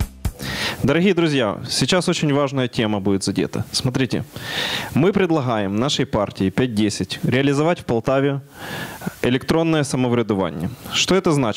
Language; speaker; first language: Russian; non-native, local second language; Ukrainian